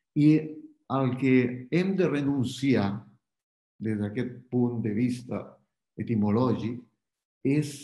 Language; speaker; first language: Catalan; non-native, local second language; Spanish